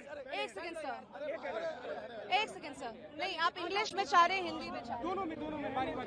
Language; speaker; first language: Hindi; native; Hindi